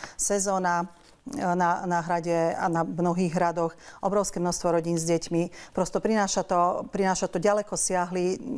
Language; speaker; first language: Slovak; native; Slovak